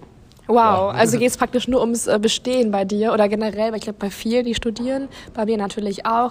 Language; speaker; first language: German; native; German